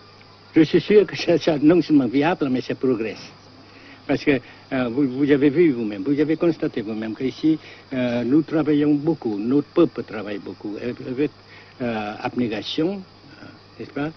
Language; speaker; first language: French; non-native, local second language; Vietnamese